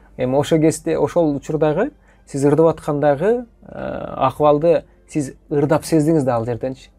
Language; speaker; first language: Kyrgyz; native; Kyrgyz